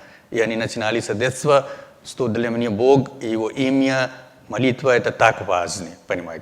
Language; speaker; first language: Russian; non-native, learner; Hindi